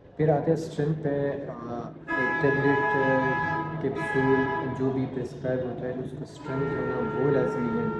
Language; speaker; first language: Urdu; non-native, local second language; Pashto